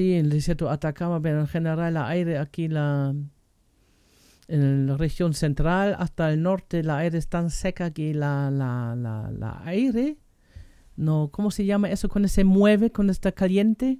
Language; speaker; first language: Spanish; non-native, fluent; German